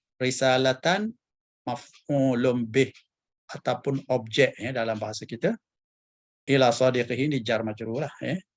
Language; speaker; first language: Malay; native; Malay